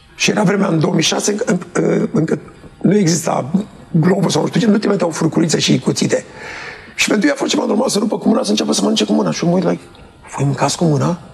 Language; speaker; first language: Romanian; early bilingual, heritage; Romanian